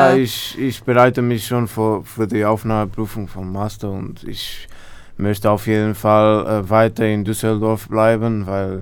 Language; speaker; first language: German; non-native, fluent; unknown